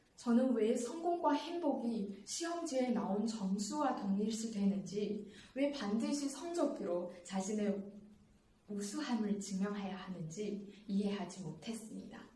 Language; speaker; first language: Korean; non-native, fluent; Chinese